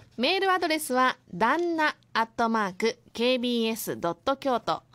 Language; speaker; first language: Japanese; native; Japanese